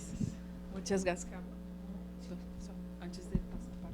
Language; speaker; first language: Spanish; non-native, fluent; Portuguese